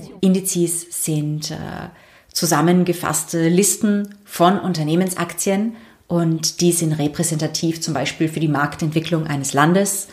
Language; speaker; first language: German; native; German